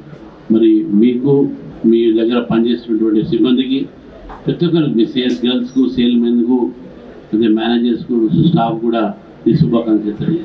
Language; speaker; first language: Telugu; native; Telugu